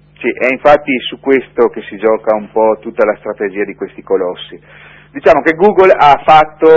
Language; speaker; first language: Italian; native; Italian